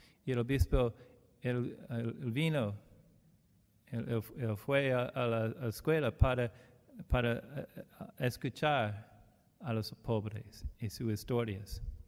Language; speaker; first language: Spanish; non-native, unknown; English